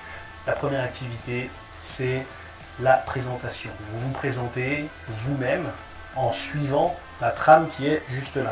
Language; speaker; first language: French; native; French